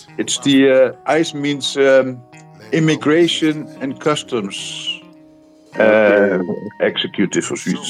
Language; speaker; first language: English; non-native, fluent; Dutch